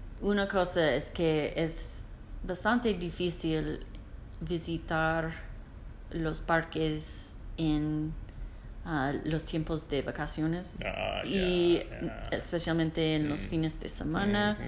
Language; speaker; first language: Spanish; non-native, learner; English